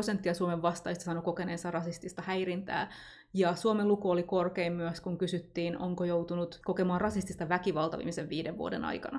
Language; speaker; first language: Finnish; native; Finnish